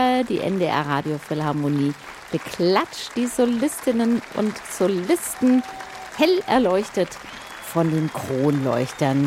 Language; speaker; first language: German; native; German